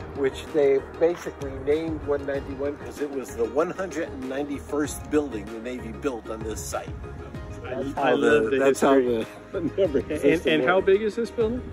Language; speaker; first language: English; native; English